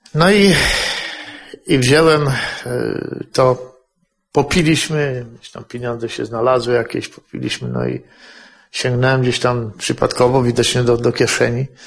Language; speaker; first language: Polish; native; Polish